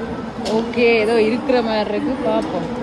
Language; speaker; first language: Tamil; native; Tamil